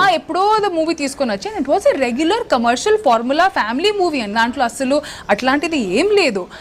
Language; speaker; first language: Telugu; non-native, local second language; Odia